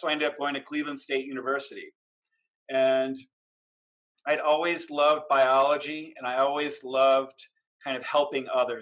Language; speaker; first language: English; native; English